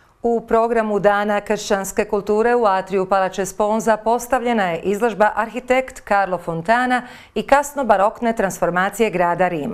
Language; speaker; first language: Serbian; native; Serbian